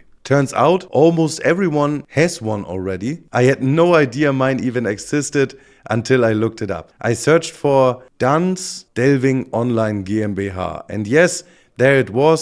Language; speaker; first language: English; non-native, fluent; German